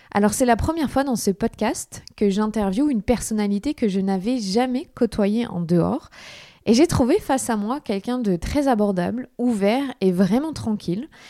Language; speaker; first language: French; native; French